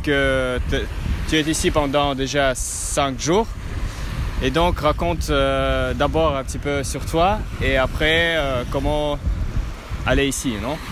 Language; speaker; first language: French; non-native, fluent; Russian